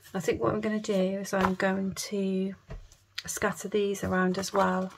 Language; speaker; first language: English; native; English